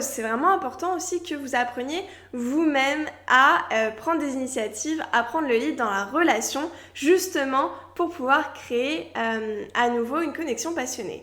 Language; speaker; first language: French; native; French